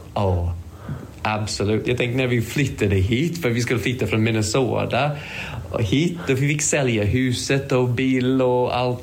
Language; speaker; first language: Swedish; non-native, fluent; English